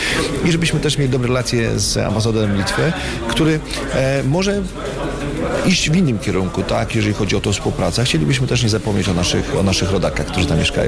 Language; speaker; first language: Polish; native; Polish